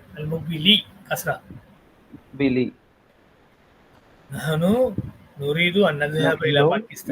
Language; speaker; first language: Arabic; non-native, fluent; Tamil